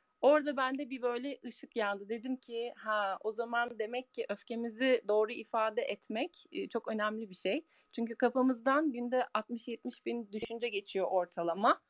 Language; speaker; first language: Turkish; early bilingual, heritage; Turkish